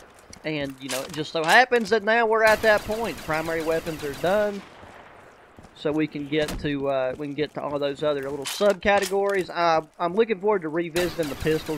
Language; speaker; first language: English; native; English